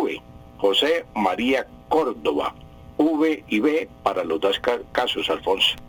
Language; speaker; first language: Spanish; native; Spanish